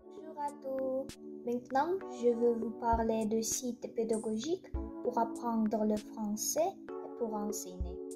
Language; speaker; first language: French; non-native, fluent; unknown